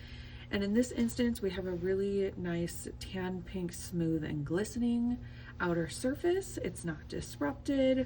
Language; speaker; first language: English; native; English